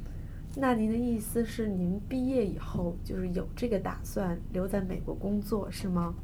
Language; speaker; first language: Chinese; native; Chinese